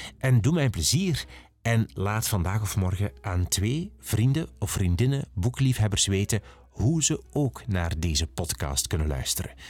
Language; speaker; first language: Dutch; native; Dutch